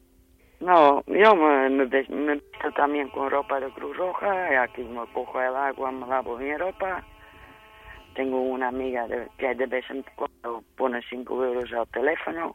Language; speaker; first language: Spanish; non-native, learner; Dutch